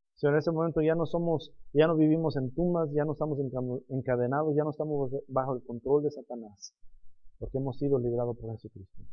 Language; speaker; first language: Spanish; non-native, fluent; English